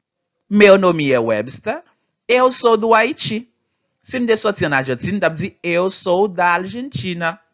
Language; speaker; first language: Portuguese; non-native, fluent; Haitian Creole